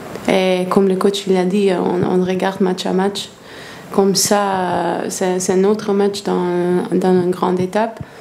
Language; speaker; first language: French; non-native, fluent; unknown